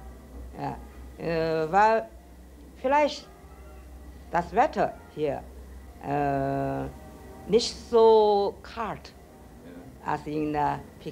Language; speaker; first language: German; non-native, learner; Chinese